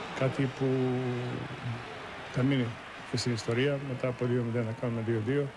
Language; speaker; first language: Greek; non-native, fluent; Bosnian